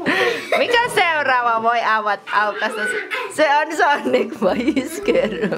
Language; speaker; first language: Finnish; non-native, learner; Indonesian